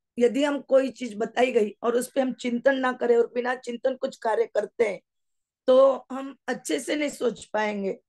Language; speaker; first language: Hindi; non-native, local second language; Marathi